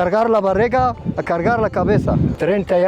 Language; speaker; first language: Spanish; non-native, learner; Arabic